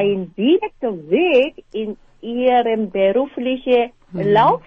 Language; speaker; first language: German; non-native, fluent; Korean